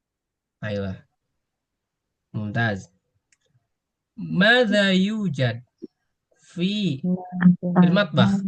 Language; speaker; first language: Arabic; non-native, fluent; Indonesian